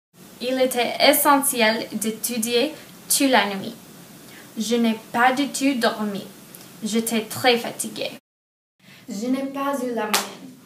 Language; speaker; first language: French; non-native, learner; English